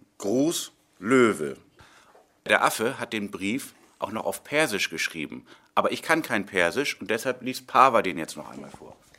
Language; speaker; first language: German; native; German